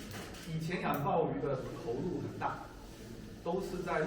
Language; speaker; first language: Chinese; native; Chinese